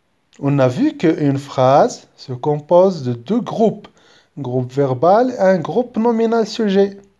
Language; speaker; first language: French; non-native, local second language; Arabic